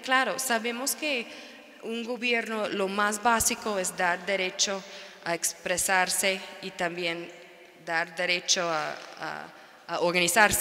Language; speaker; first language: Spanish; non-native, fluent; English